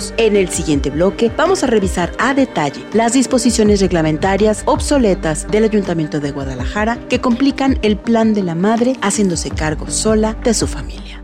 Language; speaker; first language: Spanish; native; Spanish